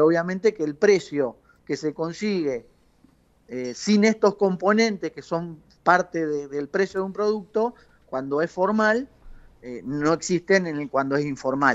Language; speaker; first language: Spanish; native; Spanish